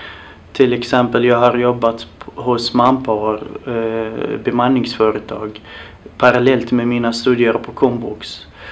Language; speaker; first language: Swedish; non-native, fluent; Arabic